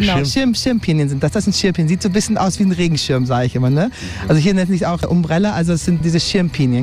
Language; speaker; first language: German; native; German